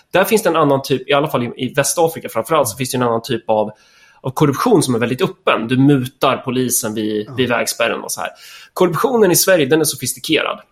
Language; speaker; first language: Swedish; native; Swedish